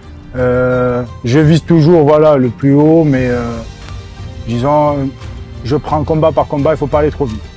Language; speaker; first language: French; native; French